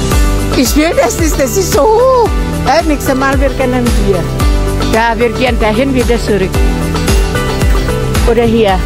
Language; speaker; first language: German; non-native, learner; Indonesian